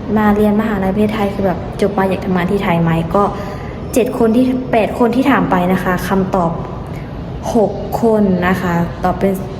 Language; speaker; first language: Thai; native; Thai